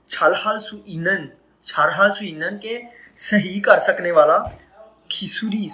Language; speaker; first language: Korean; non-native, learner; Urdu